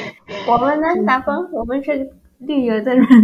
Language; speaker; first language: Chinese; non-native, learner; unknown